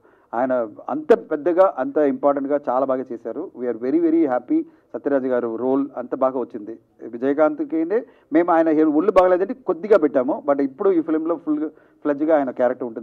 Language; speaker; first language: Telugu; non-native, fluent; Tamil